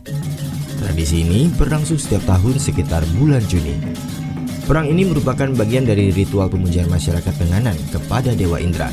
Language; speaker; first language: Indonesian; native; Indonesian